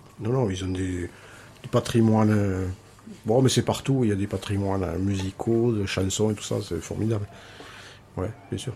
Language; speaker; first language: French; native; French